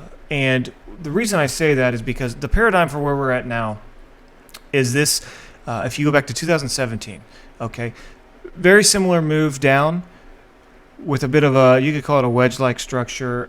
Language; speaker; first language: English; native; English